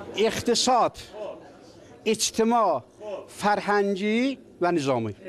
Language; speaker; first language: Persian; non-native, local second language; Azerbaijani